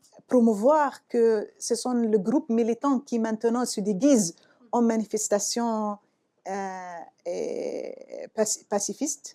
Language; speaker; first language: French; non-native, fluent; Arabic